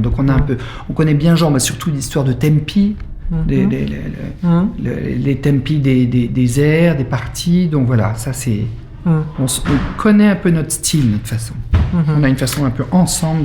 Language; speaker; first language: French; native; French